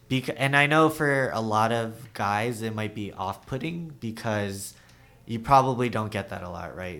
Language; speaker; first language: English; native; English